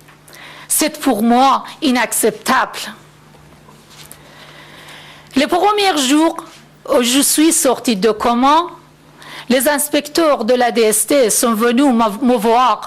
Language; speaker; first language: French; non-native, fluent; Persian